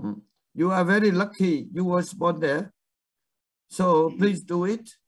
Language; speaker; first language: English; non-native, fluent; Vietnamese